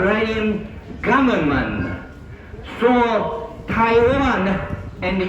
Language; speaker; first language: English; non-native, fluent; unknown